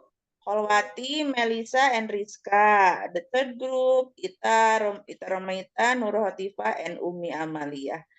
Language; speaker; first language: English; non-native, fluent; Indonesian